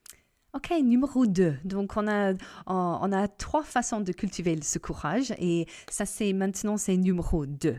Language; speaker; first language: French; non-native, fluent; English